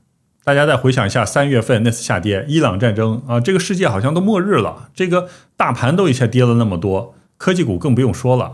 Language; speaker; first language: Chinese; native; Chinese